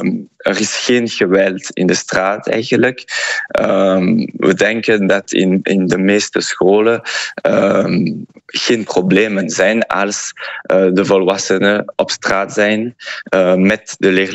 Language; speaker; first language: Dutch; non-native, fluent; French